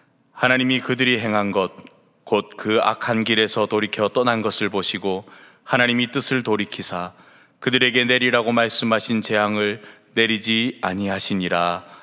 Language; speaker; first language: Korean; native; Korean